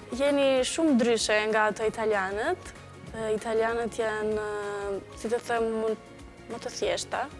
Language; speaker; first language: Albanian; early bilingual, heritage; Albanian